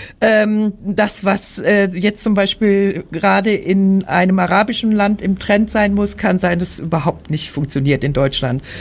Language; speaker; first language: German; native; German